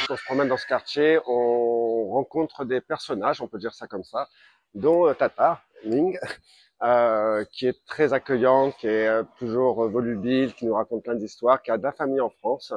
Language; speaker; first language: French; native; French